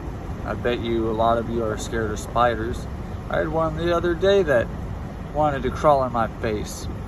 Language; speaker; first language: English; native; English